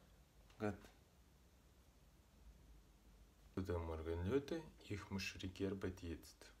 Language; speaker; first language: German; non-native, learner; Russian